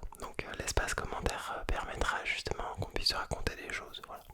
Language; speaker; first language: French; native; French